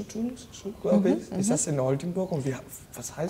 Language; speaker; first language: German; non-native, learner; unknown